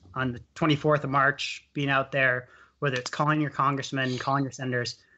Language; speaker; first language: English; native; English